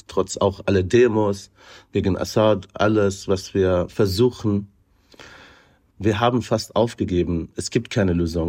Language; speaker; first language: German; non-native, fluent; Arabic